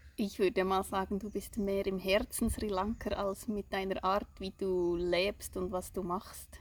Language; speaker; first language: German; native; German